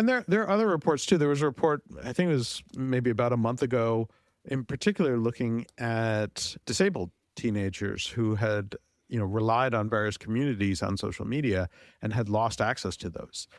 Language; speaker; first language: English; native; English